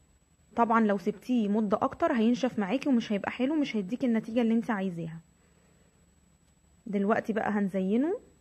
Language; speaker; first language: Arabic; native; Arabic